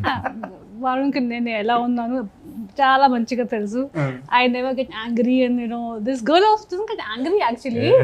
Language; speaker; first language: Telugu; non-native, fluent; Hindi